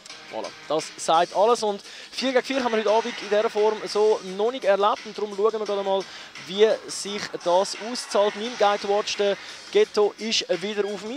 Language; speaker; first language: German; native; German